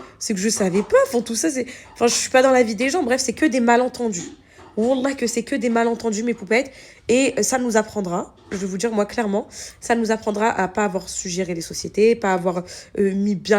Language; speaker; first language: French; native; French